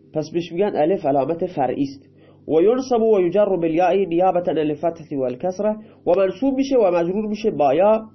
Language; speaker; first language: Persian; non-native, local second language; Baluchi